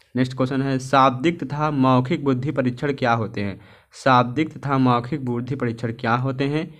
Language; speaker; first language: Hindi; native; Hindi